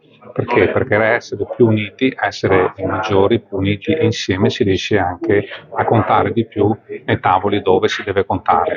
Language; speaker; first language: Italian; native; Italian